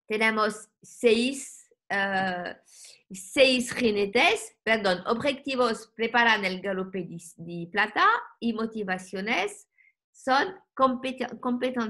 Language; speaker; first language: Spanish; non-native, learner; French